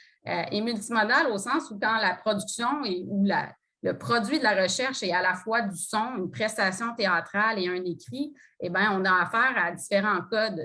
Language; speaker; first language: French; native; French